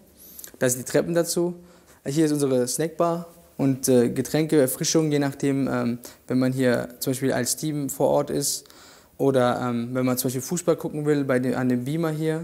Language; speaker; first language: German; native; German